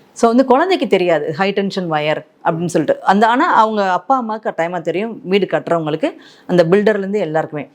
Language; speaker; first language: Tamil; native; Tamil